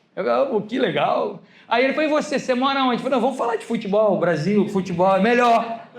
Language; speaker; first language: Portuguese; native; Portuguese